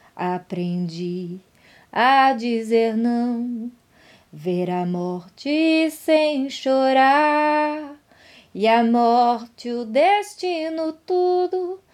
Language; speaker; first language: French; non-native, fluent; Portuguese